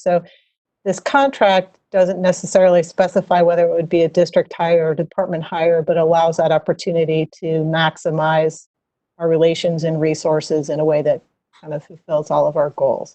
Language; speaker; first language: English; native; English